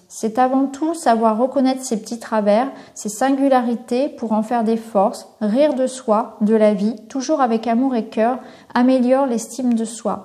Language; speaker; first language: French; native; French